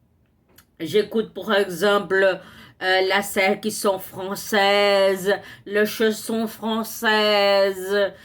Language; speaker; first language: French; non-native, learner; Portuguese